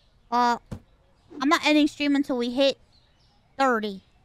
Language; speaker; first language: English; early bilingual, other home language; Spanish